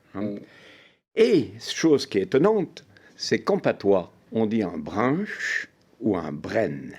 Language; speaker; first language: French; native; French